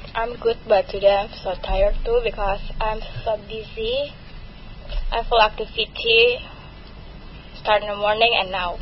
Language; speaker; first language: English; non-native, learner; Indonesian